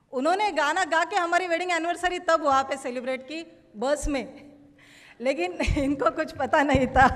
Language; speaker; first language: Hindi; non-native, local second language; Marathi